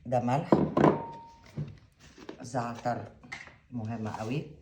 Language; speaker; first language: Arabic; native; Arabic